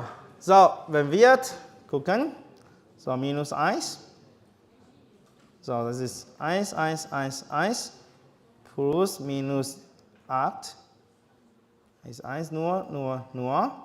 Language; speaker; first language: German; non-native, learner; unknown